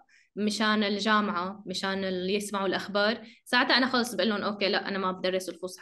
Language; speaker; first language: Arabic; native; Arabic